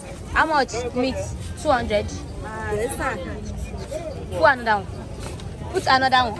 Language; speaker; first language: English; non-native, local second language; Yoruba